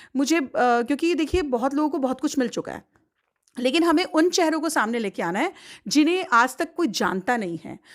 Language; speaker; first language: Hindi; native; Hindi